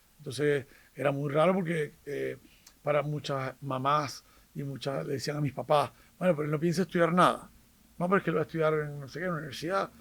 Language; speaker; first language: Spanish; native; Spanish